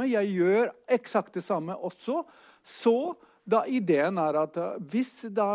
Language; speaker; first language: Norwegian; non-native, fluent; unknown